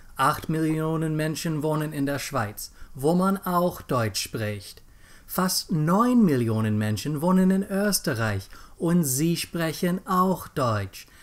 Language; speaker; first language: German; non-native, fluent; English